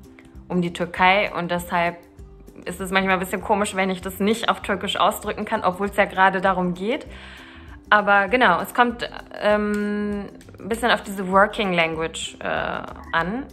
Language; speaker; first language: German; early bilingual, other home language; Turkish